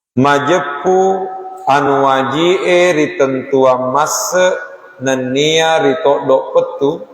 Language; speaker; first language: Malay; non-native, local second language; Buginese